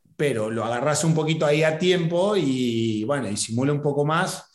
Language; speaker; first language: Spanish; native; Spanish